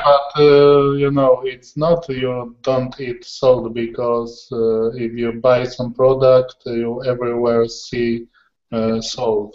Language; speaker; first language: English; non-native, learner; Polish